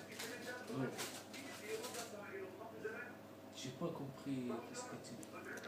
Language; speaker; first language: French; non-native, learner; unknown